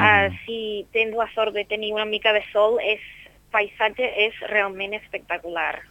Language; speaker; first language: Catalan; non-native, fluent; English